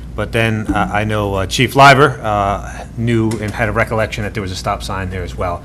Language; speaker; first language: English; native; English